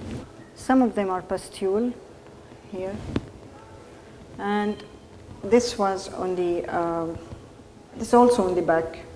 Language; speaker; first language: English; non-native, fluent; Arabic